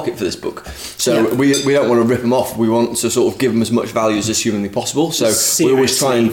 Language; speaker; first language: English; native; English